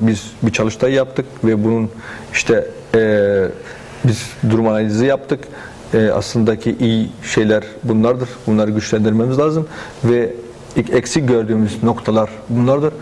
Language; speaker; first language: Turkish; non-native, fluent; Arabic